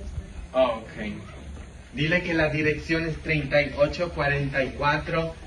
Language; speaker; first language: Spanish; non-native, fluent; English